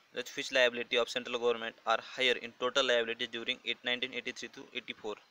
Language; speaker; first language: English; non-native, local second language; Marathi